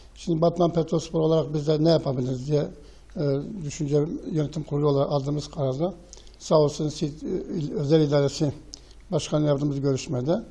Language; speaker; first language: Turkish; native; Turkish